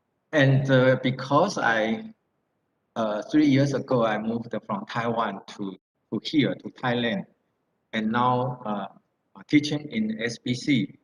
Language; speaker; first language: English; non-native, fluent; Thai